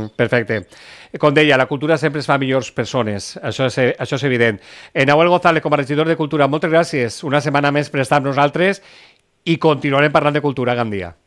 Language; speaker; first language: Catalan; native; Catalan